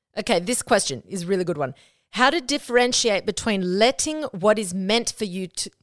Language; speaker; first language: English; non-native, local second language; Spanish